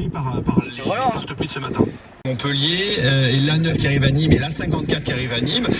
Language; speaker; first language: French; native; French